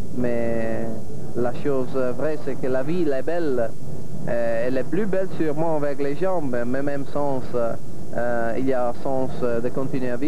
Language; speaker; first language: French; non-native, fluent; Italian